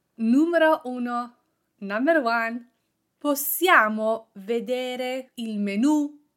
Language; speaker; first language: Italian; native; Italian